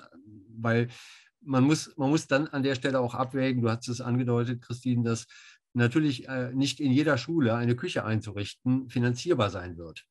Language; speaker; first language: German; native; German